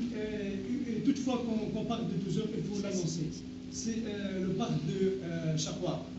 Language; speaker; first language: French; non-native, local second language; Arabic